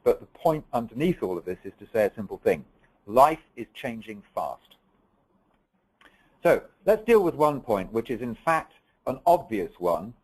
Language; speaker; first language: English; native; English